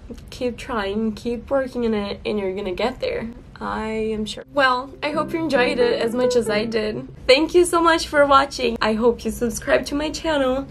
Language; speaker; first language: English; non-native, learner; Portuguese